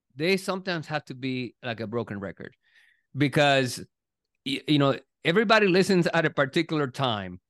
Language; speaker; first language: English; non-native, fluent; Spanish